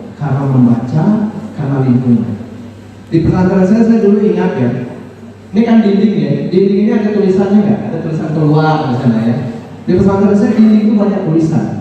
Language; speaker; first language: Indonesian; non-native, local second language; Minangkabau